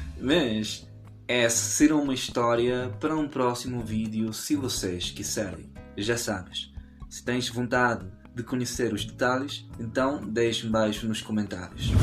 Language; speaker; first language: Portuguese; non-native, fluent; Spanish